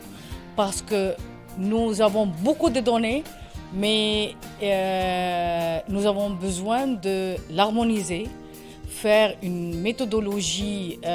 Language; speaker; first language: French; non-native, learner; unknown